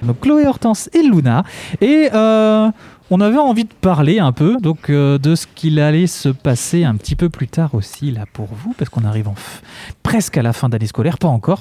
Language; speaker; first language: French; native; French